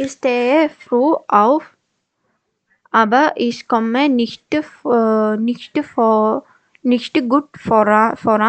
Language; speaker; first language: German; non-native, learner; Malayalam